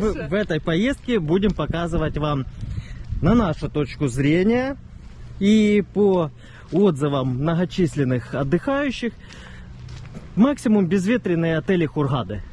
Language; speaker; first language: Russian; native; Russian